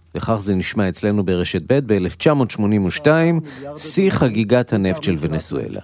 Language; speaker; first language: Hebrew; native; Hebrew